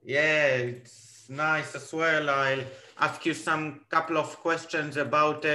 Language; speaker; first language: English; non-native, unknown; Hebrew